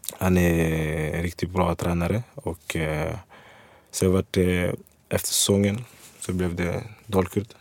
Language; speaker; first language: Swedish; early bilingual, other home language; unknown